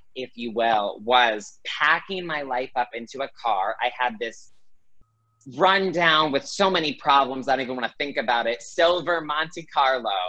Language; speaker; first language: English; native; English